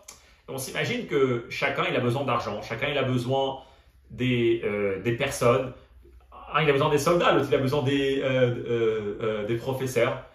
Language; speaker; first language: French; native; French